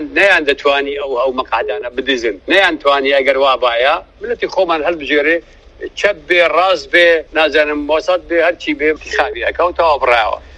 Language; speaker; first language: Central Kurdish; non-native, local second language; Assyrian Neo-Aramaic